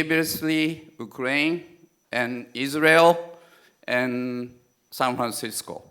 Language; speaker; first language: English; non-native, fluent; Japanese